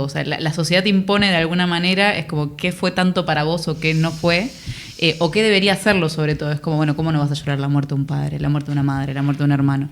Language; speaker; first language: Spanish; native; Spanish